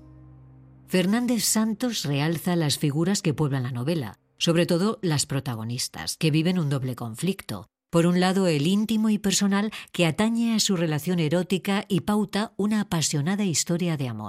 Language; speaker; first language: Spanish; native; Spanish